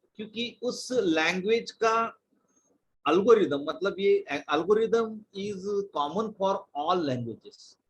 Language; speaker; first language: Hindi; non-native, local second language; Marathi